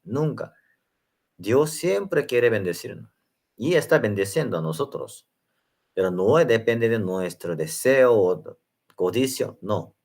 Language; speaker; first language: Spanish; non-native, learner; Korean